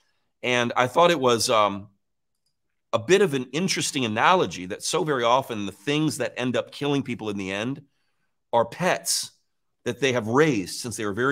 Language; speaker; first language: English; native; English